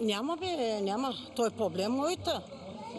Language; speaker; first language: Bulgarian; non-native, local second language; Romany